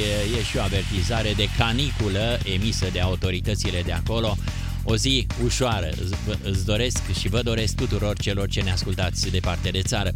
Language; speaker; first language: Romanian; native; Romanian